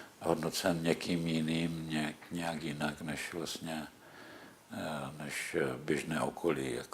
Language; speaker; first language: Czech; native; Czech